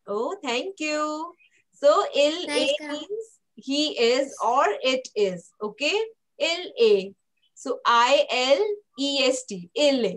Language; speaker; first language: English; non-native, local second language; Hindi